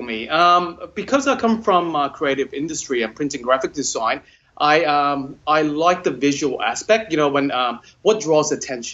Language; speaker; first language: English; non-native, local second language; Cantonese